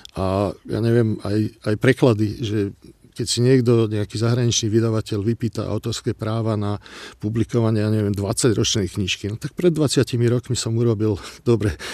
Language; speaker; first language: Slovak; non-native, local second language; Hungarian